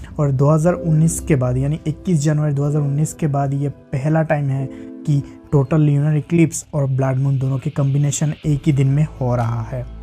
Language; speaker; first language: Hindi; native; Hindi